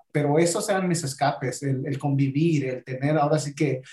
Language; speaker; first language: Spanish; native; Spanish